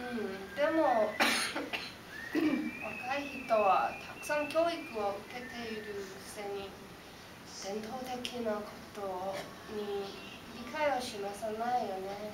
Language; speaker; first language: Japanese; non-native, learner; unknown